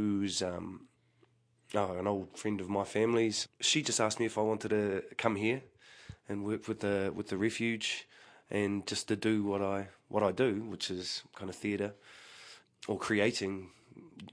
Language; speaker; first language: English; native; English